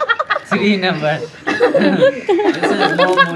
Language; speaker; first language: Spanish; non-native, learner; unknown